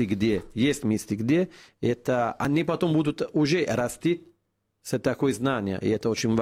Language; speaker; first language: Russian; non-native, fluent; Italian